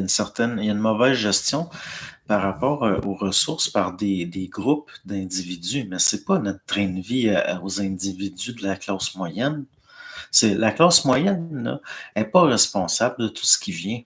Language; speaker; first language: French; native; French